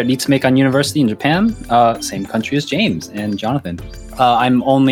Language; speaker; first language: English; early bilingual, other home language; Thai